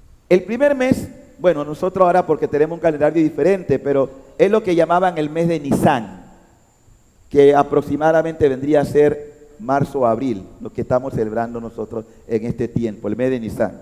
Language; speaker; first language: Spanish; native; Spanish